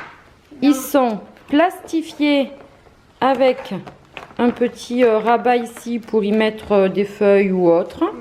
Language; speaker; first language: French; native; French